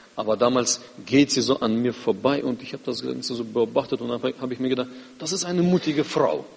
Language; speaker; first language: German; non-native, fluent; Russian